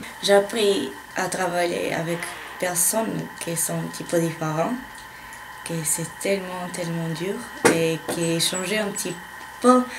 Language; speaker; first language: French; non-native, learner; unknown